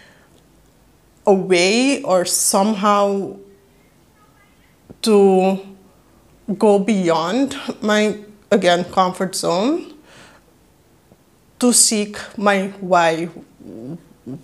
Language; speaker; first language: English; non-native, fluent; Papiamento